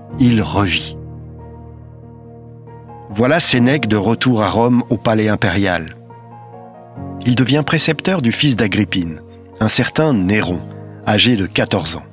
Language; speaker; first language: French; native; French